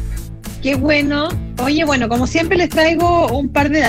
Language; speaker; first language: Spanish; native; Spanish